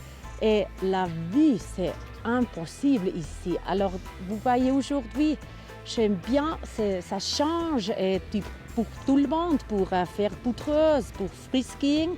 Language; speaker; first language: French; non-native, local second language; German